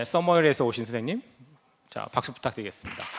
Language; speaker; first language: Korean; native; Korean